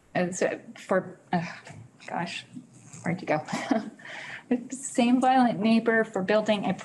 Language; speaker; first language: English; native; English